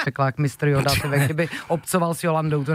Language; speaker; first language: Czech; native; Czech